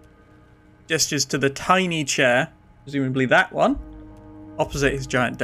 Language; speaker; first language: English; native; English